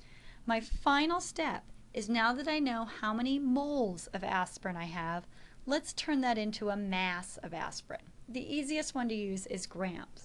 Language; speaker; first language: English; native; English